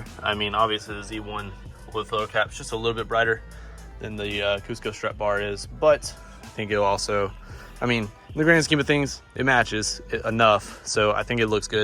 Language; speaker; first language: English; native; English